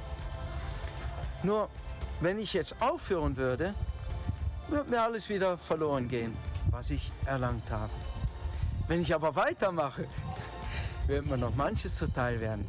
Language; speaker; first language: German; native; German